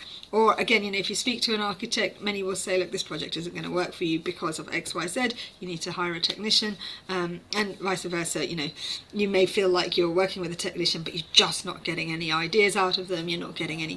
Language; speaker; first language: English; native; English